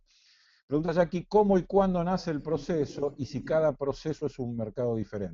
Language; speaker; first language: Spanish; native; Spanish